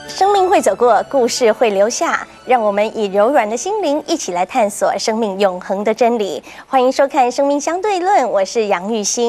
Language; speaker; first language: Chinese; native; Chinese